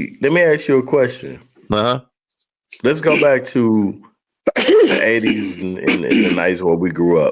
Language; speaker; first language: English; native; English